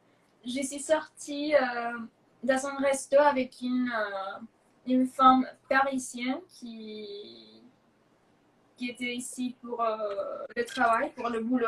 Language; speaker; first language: French; non-native, fluent; Spanish